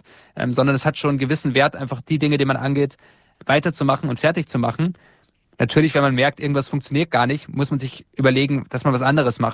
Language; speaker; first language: German; native; German